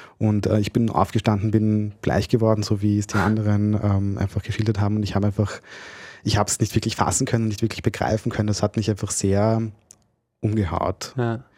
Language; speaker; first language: German; early bilingual, other home language; Bosnian